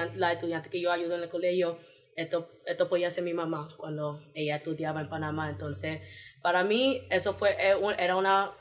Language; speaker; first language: Spanish; early bilingual, heritage; Spanish